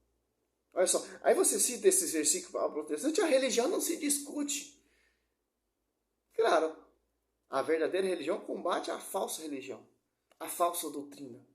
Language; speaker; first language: Portuguese; native; Portuguese